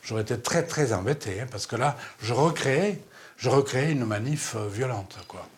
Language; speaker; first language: French; native; French